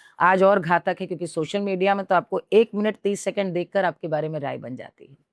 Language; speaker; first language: Hindi; native; Hindi